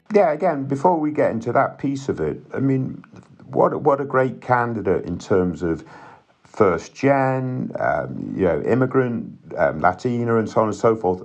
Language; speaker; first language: English; native; English